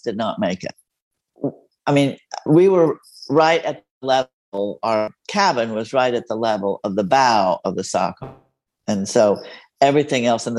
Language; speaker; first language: English; non-native, fluent; Spanish